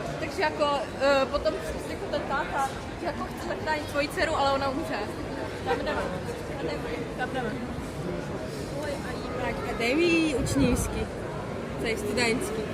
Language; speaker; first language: Czech; non-native, learner; Ukrainian